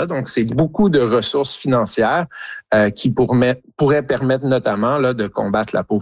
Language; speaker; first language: French; native; French